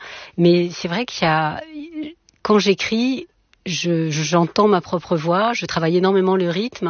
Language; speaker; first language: French; native; French